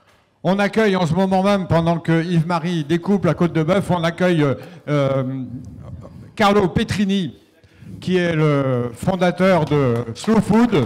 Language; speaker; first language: French; native; French